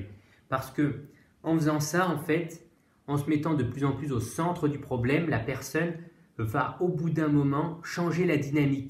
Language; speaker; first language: French; native; French